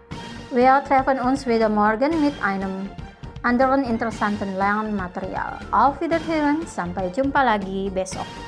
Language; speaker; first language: German; non-native, fluent; Indonesian